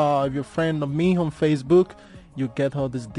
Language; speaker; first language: English; non-native, local second language; Yoruba